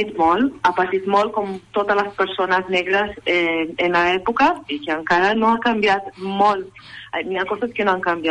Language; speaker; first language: Catalan; non-native, fluent; Portuguese